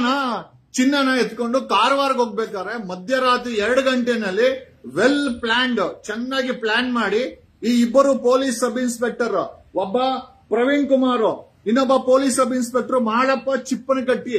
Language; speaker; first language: Kannada; native; Kannada